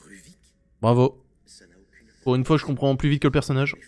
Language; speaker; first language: French; native; French